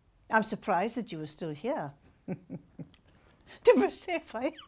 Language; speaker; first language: English; non-native, local second language; Afrikaans